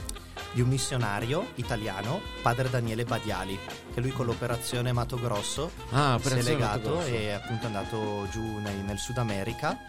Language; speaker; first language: Italian; native; Italian